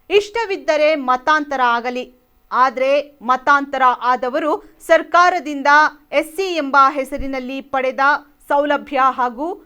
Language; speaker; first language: Kannada; native; Kannada